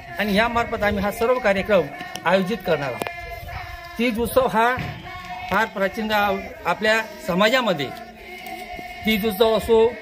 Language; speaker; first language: Marathi; non-native, local second language; Lambadi